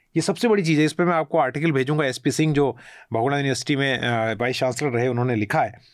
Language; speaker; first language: Hindi; native; Hindi